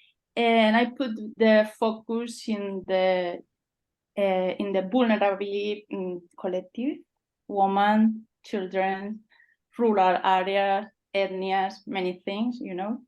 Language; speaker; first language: English; non-native, learner; Spanish